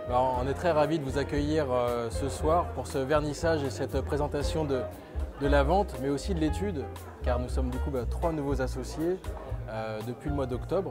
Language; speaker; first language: French; native; French